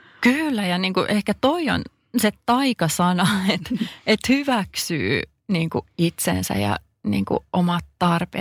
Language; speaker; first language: Finnish; native; Finnish